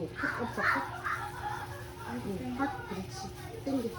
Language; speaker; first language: Korean; native; Korean